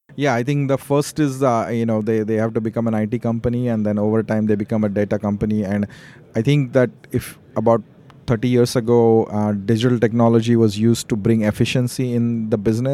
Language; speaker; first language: English; non-native, local second language; Marathi